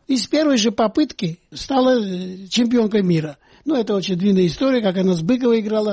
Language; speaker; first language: Russian; non-native, local second language; Georgian